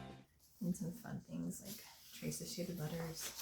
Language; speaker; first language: English; native; English